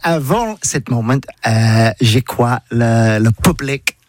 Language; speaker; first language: French; non-native, learner; English